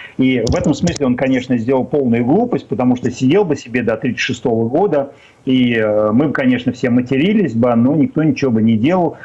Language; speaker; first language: Russian; native; Russian